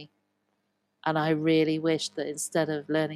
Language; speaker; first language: English; native; English